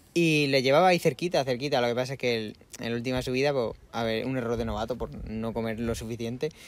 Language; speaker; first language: Spanish; native; Spanish